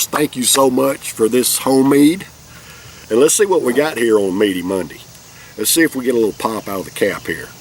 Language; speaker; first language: English; native; English